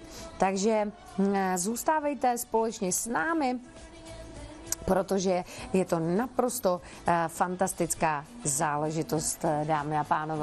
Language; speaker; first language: Czech; native; Czech